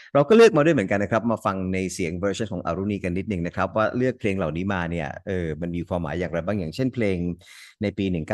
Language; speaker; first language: Thai; early bilingual, other home language; Hindi